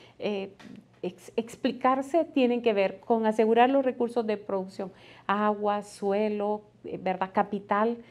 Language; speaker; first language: Spanish; native; Spanish